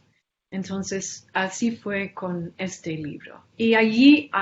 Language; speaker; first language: Spanish; non-native, fluent; English